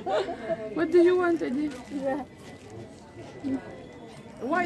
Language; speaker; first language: English; non-native, learner; French